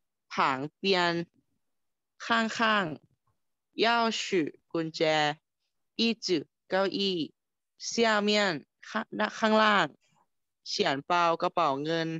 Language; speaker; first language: Chinese; non-native, learner; Thai